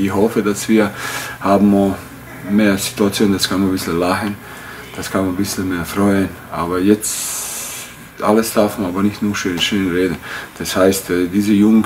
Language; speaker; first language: German; non-native, fluent; Bosnian